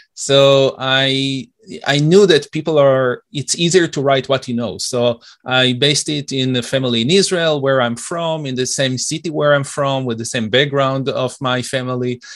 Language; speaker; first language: English; non-native, fluent; Hebrew